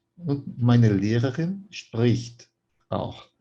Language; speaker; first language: German; non-native, fluent; Portuguese